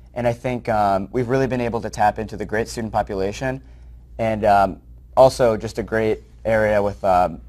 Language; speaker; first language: English; native; English